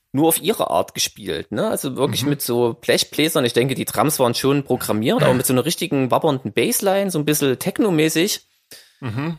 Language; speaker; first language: German; native; German